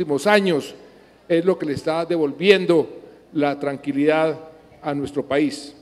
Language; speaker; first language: Spanish; native; Spanish